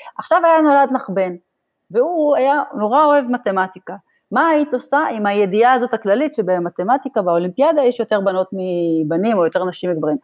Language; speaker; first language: Hebrew; native; Hebrew